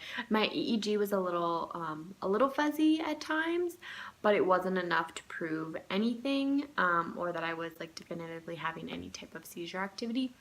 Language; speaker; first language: English; native; English